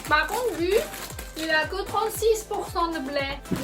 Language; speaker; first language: French; non-native, learner; Chinese